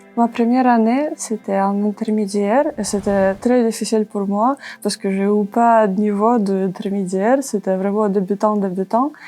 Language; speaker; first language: French; non-native, learner; Ukrainian